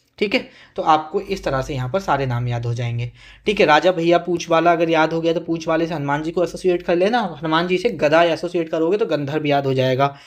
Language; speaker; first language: Hindi; native; Hindi